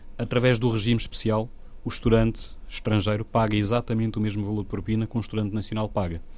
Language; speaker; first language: Portuguese; non-native, local second language; Upper Guinea Crioulo